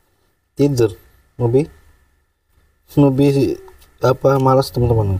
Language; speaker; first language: Indonesian; native; Indonesian